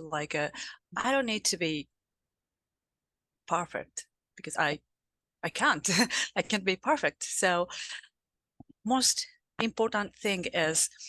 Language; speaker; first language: English; non-native, learner; Japanese